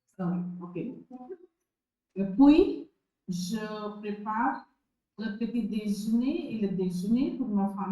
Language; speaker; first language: French; non-native, learner; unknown